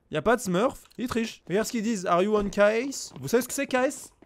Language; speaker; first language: French; native; French